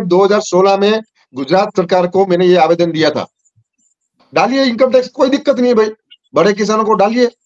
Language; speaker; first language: Hindi; non-native, local second language; Gujarati